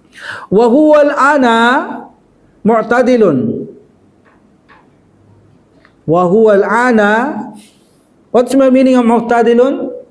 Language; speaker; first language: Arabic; non-native, fluent; Filipino